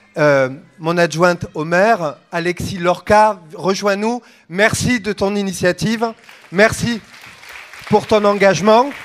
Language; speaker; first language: French; native; French